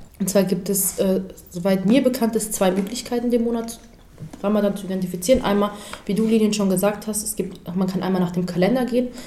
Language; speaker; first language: German; early bilingual, other home language; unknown